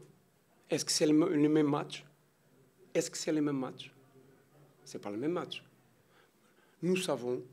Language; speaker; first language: French; non-native, learner; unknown